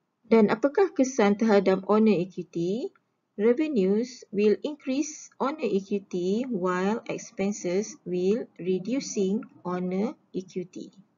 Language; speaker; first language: English; non-native, local second language; Malay